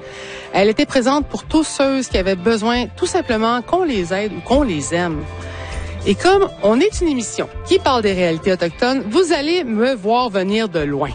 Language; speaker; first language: French; native; French